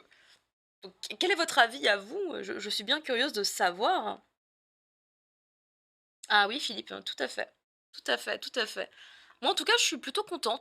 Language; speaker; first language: French; native; French